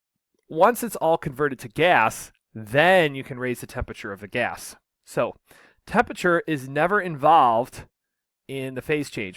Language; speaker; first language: English; native; English